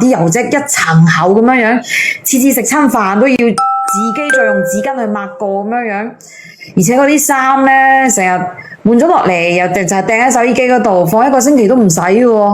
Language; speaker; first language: Cantonese; native; Cantonese